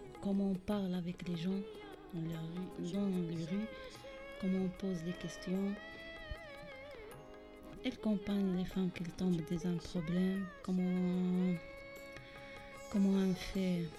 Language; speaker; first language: French; non-native, learner; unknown